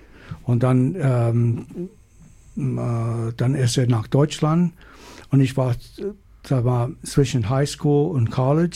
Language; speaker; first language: German; non-native, learner; English